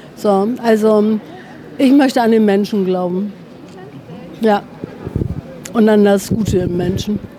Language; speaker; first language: German; native; German